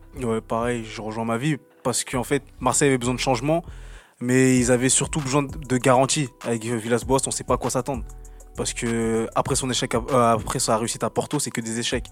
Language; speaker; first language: French; native; French